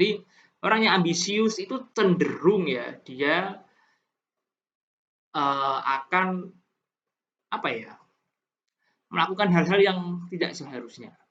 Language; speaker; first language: Indonesian; native; Indonesian